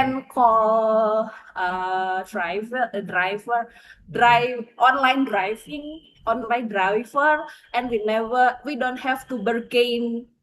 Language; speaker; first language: English; non-native, fluent; Indonesian